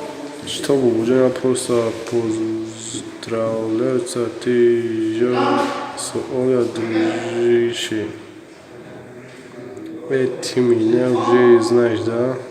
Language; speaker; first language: Russian; non-native, learner; Tajik